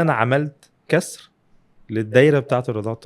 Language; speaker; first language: Arabic; native; Arabic